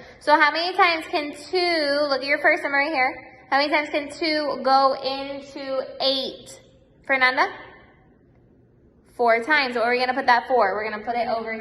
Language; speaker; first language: English; native; English